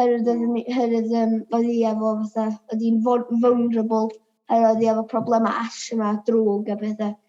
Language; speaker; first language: Welsh; native; Welsh